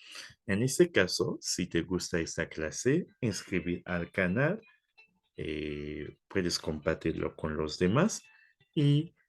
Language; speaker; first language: Spanish; non-native, fluent; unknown